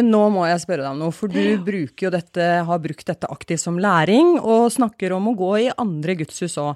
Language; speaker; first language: Norwegian; native; Norwegian